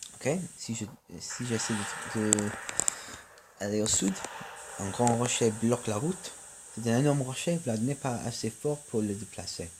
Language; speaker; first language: French; non-native, learner; English